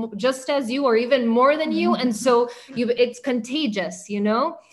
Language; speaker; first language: English; early bilingual, heritage; Spanish